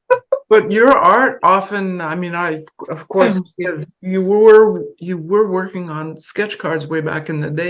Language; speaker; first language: English; non-native, fluent; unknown